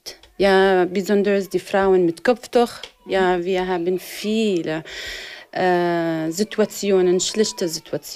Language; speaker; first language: German; non-native, learner; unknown